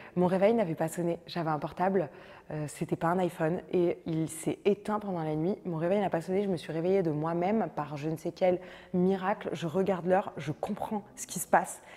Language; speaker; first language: French; native; French